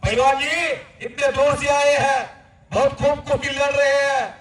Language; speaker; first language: Hindi; non-native, local second language; Marathi